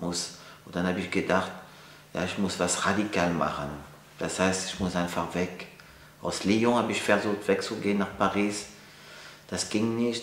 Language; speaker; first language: German; non-native, fluent; French